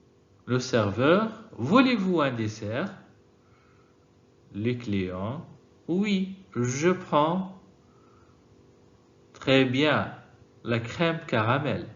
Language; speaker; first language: French; non-native, fluent; Arabic